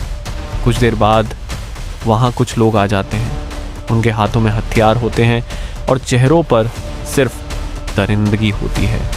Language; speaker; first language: Hindi; native; Hindi